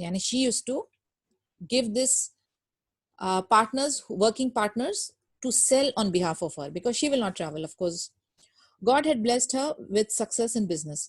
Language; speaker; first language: English; non-native, local second language; Urdu